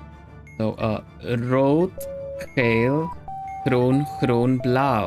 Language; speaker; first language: Dutch; non-native, learner; Swedish